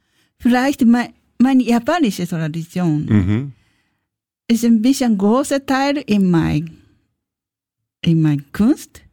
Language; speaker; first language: German; non-native, learner; Japanese